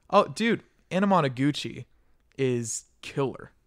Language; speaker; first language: English; native; English